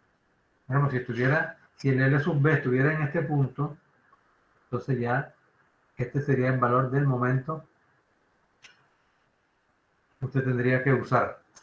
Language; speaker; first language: Spanish; native; Spanish